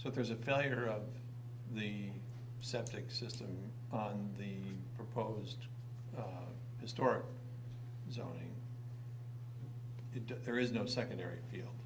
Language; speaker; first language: English; native; English